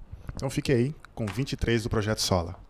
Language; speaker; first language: Portuguese; native; Portuguese